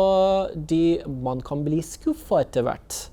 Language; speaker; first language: Norwegian; non-native, learner; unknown